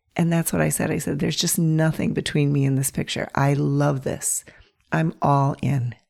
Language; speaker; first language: English; native; English